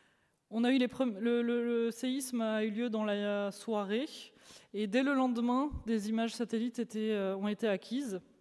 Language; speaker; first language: French; native; French